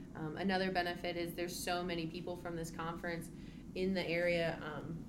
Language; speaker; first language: English; native; English